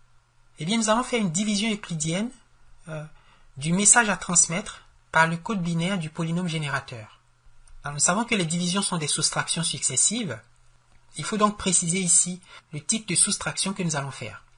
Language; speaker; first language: French; native; French